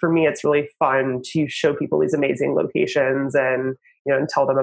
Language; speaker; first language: English; native; English